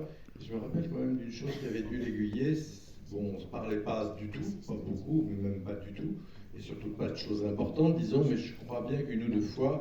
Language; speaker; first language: French; native; French